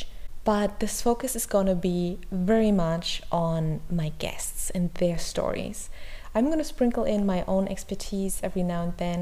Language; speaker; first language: English; non-native, fluent; German